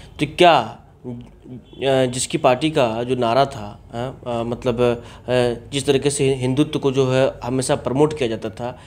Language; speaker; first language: Hindi; native; Hindi